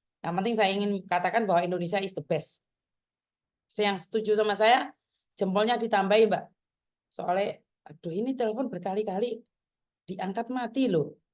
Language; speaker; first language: Indonesian; native; Indonesian